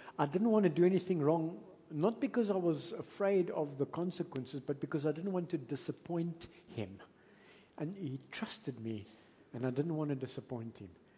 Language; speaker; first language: English; native; English